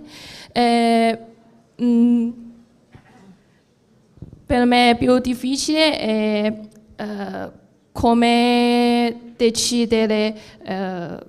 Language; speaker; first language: Italian; non-native, learner; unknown